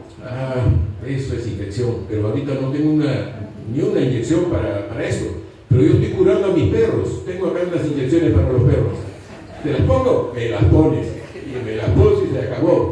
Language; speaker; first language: Spanish; native; Spanish